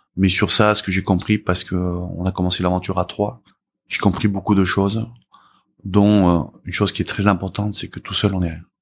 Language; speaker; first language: French; early bilingual, other home language; Korean